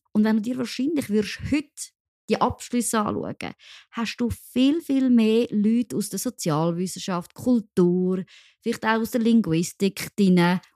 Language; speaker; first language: German; non-native, local second language; French